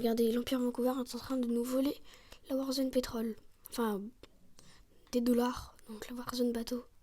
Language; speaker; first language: French; native; French